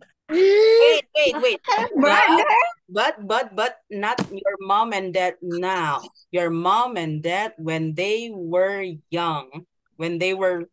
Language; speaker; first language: English; non-native, fluent; Indonesian